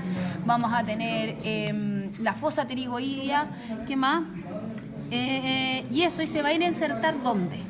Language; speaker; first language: Spanish; native; Spanish